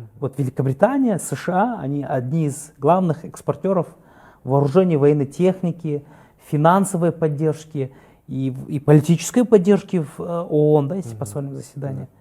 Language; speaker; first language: Russian; native; Russian